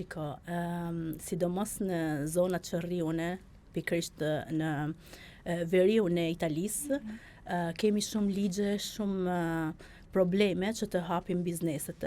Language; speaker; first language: Albanian; early bilingual, heritage; Albanian